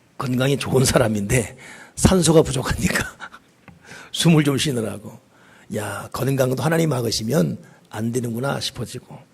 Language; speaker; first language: Korean; native; Korean